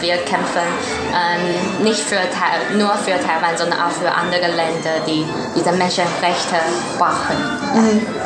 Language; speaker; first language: German; non-native, learner; Chinese